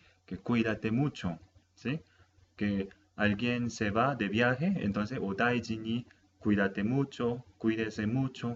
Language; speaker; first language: Spanish; non-native, fluent; Japanese